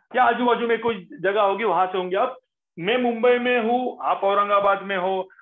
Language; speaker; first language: Hindi; non-native, local second language; Marathi